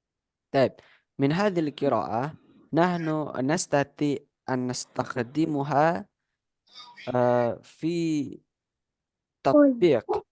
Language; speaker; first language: Arabic; non-native, fluent; Indonesian